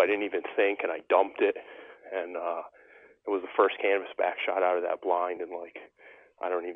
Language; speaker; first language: English; native; English